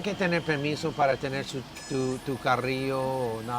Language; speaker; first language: Spanish; non-native, learner; English